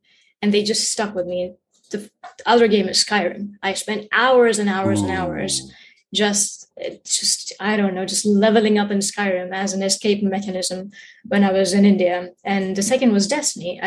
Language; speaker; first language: English; non-native, local second language; Hindi